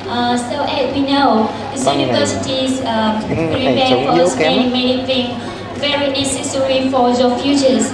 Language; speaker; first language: English; non-native, learner; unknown